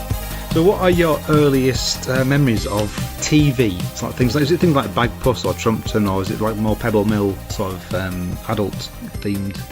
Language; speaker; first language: English; native; English